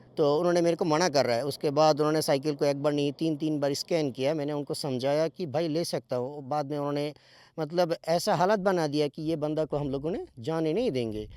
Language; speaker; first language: Urdu; non-native, fluent; Bangla